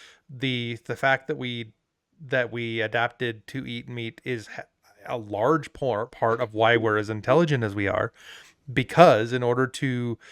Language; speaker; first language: English; native; English